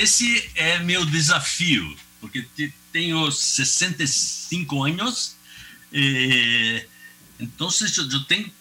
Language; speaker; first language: Spanish; non-native, fluent; Portuguese